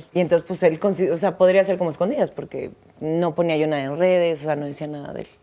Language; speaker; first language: Spanish; native; Spanish